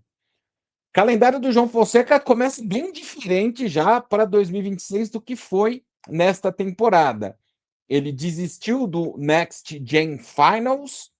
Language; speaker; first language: Portuguese; native; Portuguese